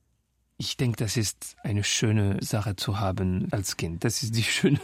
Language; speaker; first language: German; non-native, fluent; French